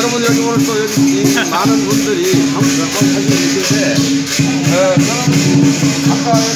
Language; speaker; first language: Korean; native; Korean